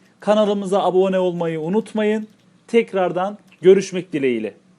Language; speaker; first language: Turkish; native; Turkish